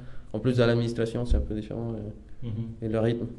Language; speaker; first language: French; non-native, fluent; Spanish